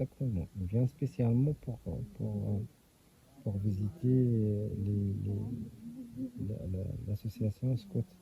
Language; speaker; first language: French; non-native, local second language; Arabic